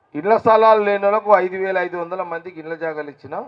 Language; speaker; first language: Telugu; native; Telugu